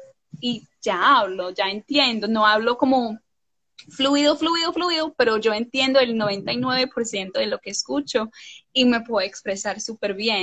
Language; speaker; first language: Spanish; non-native, fluent; English